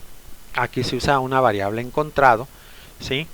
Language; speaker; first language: Spanish; native; Spanish